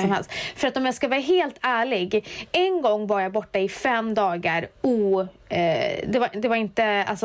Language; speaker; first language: Swedish; native; Swedish